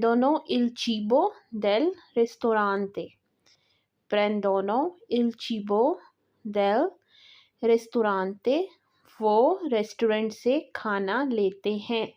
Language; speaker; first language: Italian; non-native, fluent; Urdu